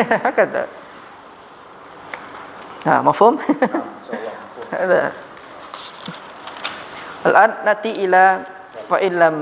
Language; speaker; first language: Arabic; non-native, learner; Malay